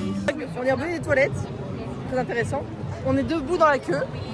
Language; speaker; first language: French; native; French